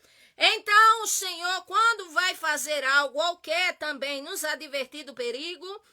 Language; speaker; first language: Portuguese; native; Portuguese